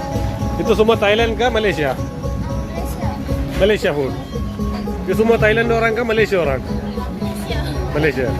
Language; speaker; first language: Indonesian; non-native, learner; Malayalam